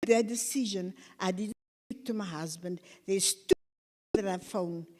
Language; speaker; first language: English; non-native, local second language; Afrikaans